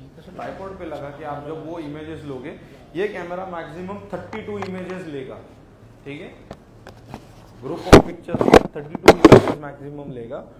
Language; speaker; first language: Hindi; non-native, local second language; Marathi